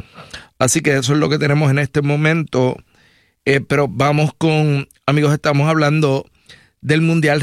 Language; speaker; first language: Spanish; native; Spanish